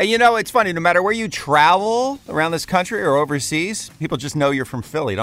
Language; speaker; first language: English; native; English